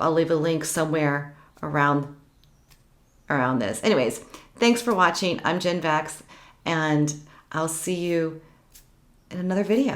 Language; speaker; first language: English; native; English